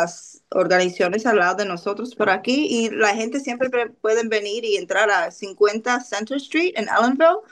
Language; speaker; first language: Spanish; early bilingual, other home language; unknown